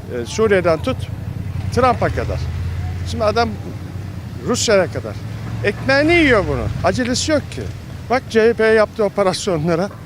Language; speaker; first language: Turkish; native; Turkish